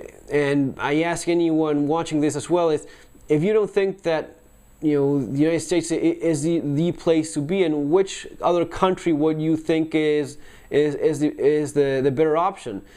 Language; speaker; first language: English; non-native, fluent; Spanish